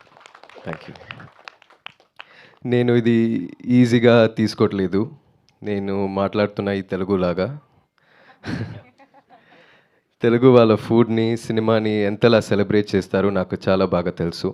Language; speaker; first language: Telugu; non-native, local second language; Tamil